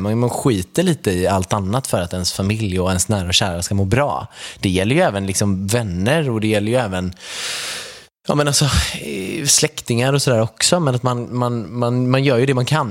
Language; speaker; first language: Swedish; native; Swedish